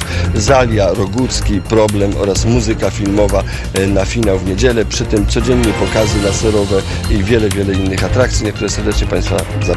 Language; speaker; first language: Polish; native; Polish